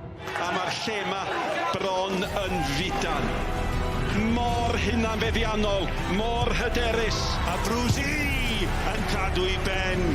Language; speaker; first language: Welsh; native; Welsh